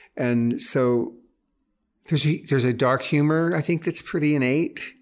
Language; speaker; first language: English; native; English